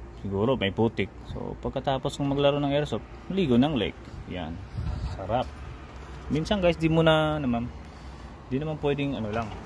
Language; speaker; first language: Filipino; non-native, local second language; Cebuano